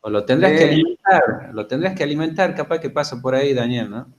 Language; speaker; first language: Spanish; native; Spanish